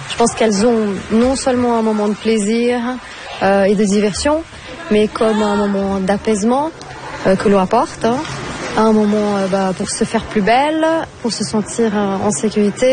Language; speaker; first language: French; non-native, fluent; Portuguese